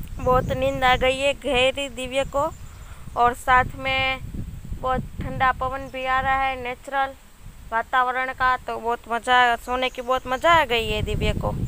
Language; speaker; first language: Hindi; non-native, local second language; Gujarati